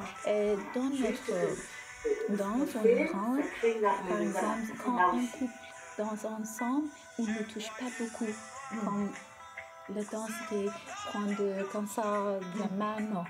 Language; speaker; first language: French; non-native, fluent; Persian